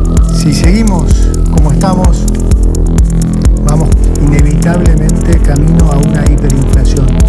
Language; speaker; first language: Spanish; native; Spanish